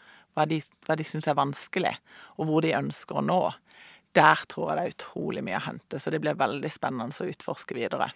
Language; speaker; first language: Norwegian; native; Norwegian